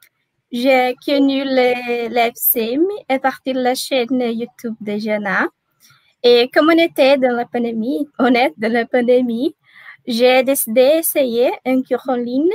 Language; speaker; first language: French; non-native, learner; Portuguese